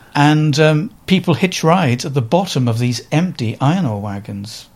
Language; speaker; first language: English; native; English